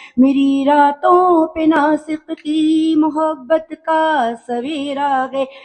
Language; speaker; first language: Urdu; native; Urdu